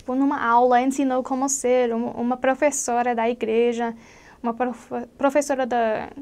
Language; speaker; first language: Portuguese; non-native, fluent; English